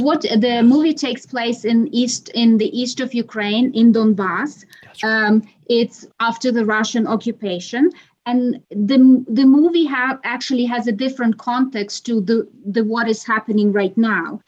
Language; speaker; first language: English; non-native, fluent; Ukrainian